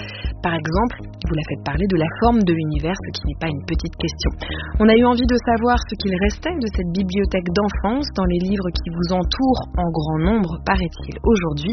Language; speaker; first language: French; native; French